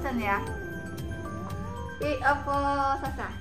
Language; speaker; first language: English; non-native, fluent; Indonesian